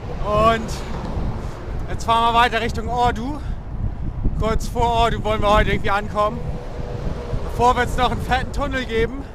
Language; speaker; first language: German; native; German